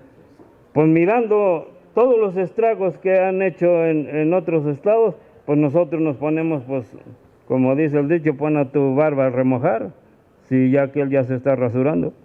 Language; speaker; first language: Spanish; native; Spanish